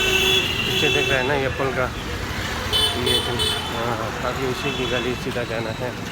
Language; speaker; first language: Hindi; non-native, local second language; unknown